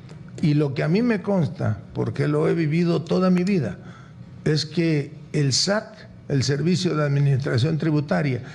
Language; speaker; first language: Spanish; native; Spanish